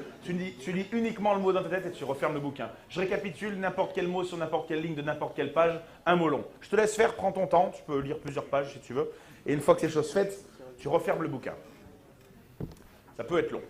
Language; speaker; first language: French; native; French